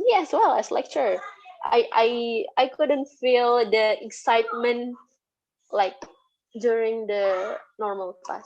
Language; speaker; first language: English; non-native, fluent; Indonesian